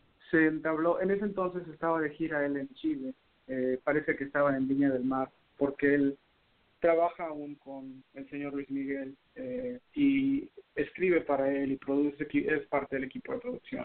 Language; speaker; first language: Spanish; native; Spanish